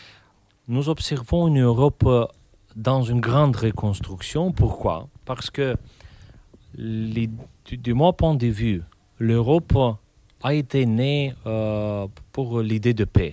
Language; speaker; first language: French; non-native, fluent; Romanian